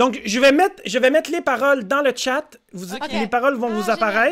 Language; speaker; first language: French; native; French